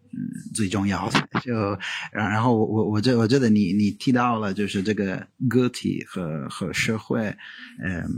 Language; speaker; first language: Chinese; non-native, fluent; Italian